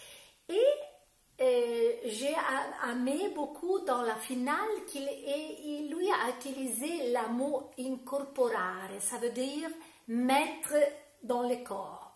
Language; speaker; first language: French; non-native, fluent; Italian